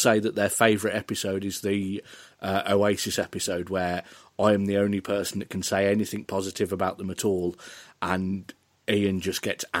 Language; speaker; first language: English; native; English